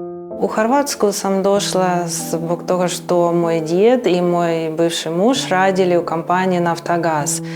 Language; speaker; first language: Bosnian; non-native, learner; Ukrainian